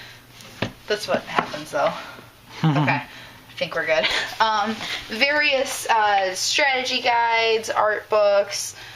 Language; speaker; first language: English; native; English